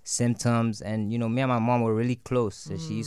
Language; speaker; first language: English; non-native, local second language; Yoruba